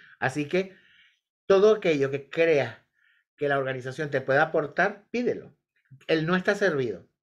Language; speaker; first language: Spanish; native; Spanish